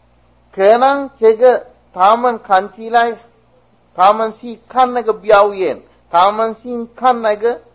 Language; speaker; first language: Chinese; non-native, fluent; Sinhala